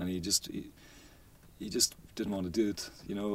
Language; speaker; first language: English; native; English